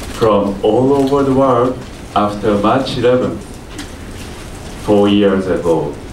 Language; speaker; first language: English; non-native, learner; Japanese